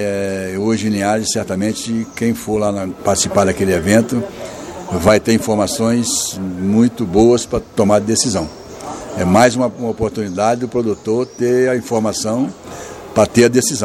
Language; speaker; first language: Portuguese; native; Portuguese